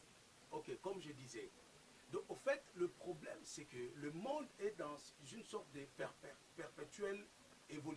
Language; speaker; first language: French; non-native, local second language; Lingala